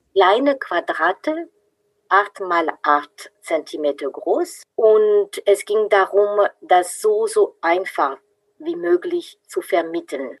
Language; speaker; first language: German; non-native, fluent; French